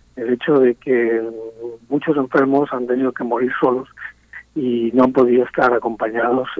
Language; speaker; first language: Spanish; native; Spanish